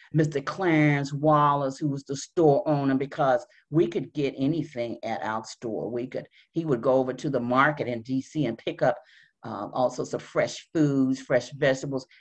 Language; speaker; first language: English; native; English